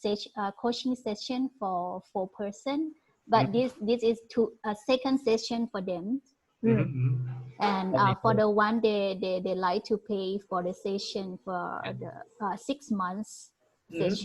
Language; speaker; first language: English; non-native, learner; Thai